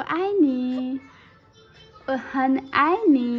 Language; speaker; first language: Chinese; non-native, learner; Nepali